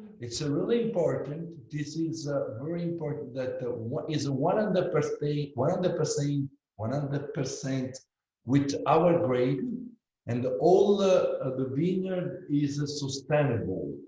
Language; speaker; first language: English; non-native, learner; Italian